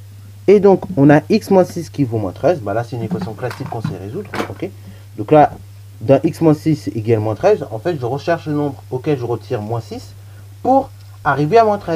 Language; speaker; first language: French; native; French